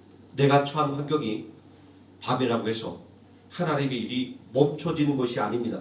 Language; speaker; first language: Korean; native; Korean